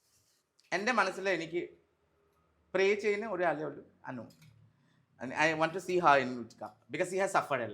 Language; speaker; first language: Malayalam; non-native, fluent; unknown